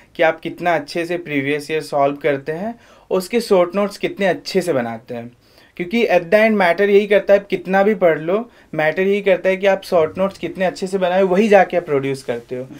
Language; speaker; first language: Hindi; native; Hindi